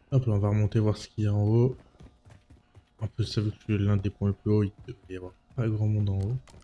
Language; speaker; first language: French; native; French